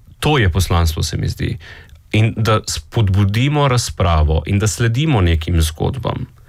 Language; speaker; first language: Slovenian; native; Slovenian